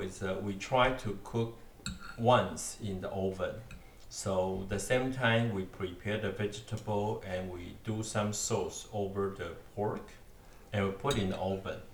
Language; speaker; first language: English; non-native, learner; Chinese